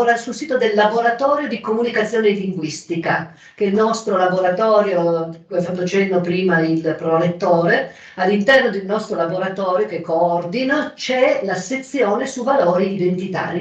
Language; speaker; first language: Italian; native; Italian